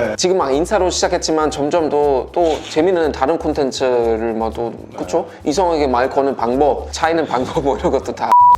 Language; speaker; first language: Korean; non-native, fluent; German